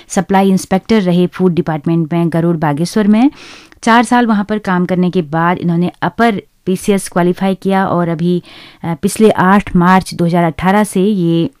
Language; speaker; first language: Hindi; native; Hindi